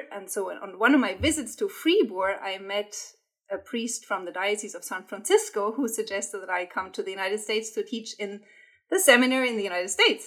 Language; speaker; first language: English; non-native, fluent; German